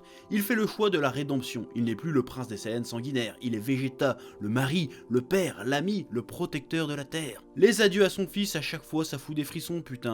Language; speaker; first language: French; native; French